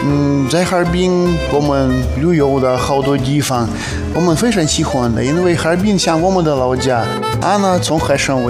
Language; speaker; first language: Chinese; non-native, learner; Russian